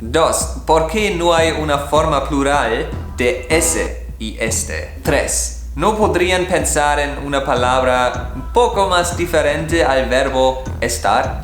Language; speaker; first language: Spanish; non-native, fluent; German